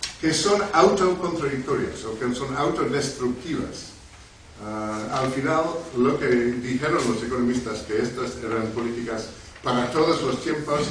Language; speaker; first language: Spanish; non-native, fluent; English